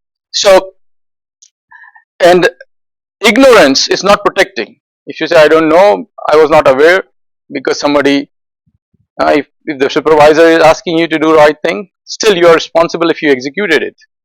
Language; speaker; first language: English; non-native, fluent; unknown